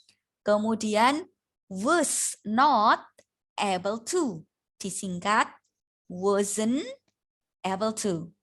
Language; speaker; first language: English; non-native, fluent; Indonesian